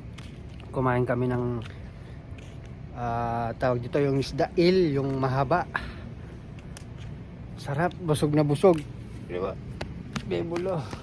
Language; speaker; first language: Filipino; native; Filipino